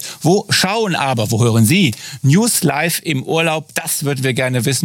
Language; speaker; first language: German; native; German